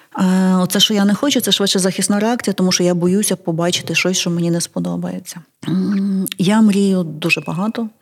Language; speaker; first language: Ukrainian; native; Ukrainian